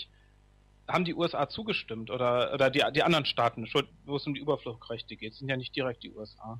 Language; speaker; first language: German; native; German